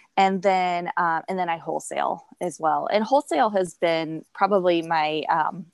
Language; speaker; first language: English; native; English